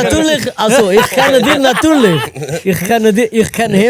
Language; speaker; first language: German; non-native, learner; Portuguese